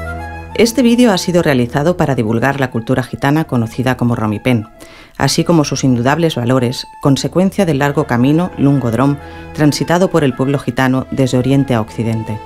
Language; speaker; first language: Spanish; native; Spanish